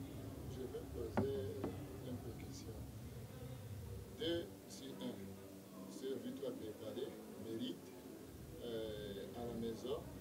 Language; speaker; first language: French; non-native, learner; Kinyarwanda